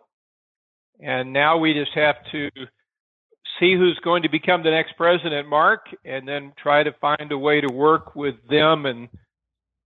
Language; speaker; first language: English; native; English